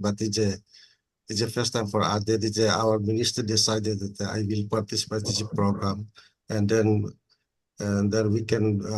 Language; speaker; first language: English; non-native, learner; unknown